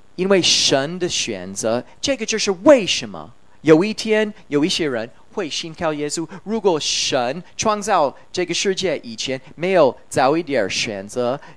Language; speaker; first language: Chinese; non-native, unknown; English